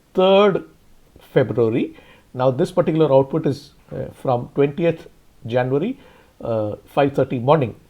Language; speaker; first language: English; non-native, local second language; Tamil